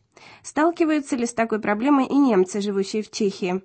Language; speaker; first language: Russian; native; Russian